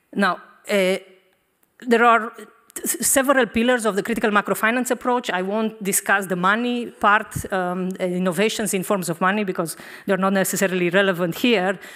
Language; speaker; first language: English; non-native, fluent; Romanian